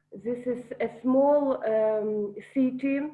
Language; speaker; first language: English; non-native, learner; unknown